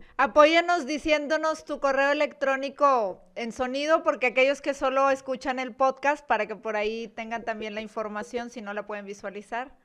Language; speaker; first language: Spanish; native; Spanish